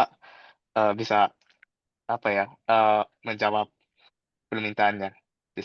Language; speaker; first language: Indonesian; non-native, fluent; Japanese